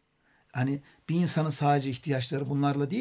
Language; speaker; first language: Turkish; native; Turkish